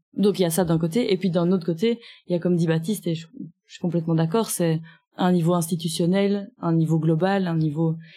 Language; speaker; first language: French; native; French